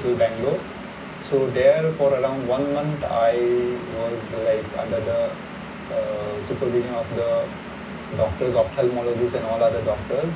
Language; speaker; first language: English; non-native, local second language; Assamese